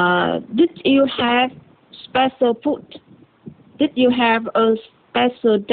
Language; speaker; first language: English; non-native, learner; Vietnamese